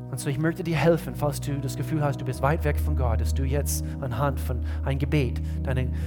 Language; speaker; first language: German; non-native, fluent; English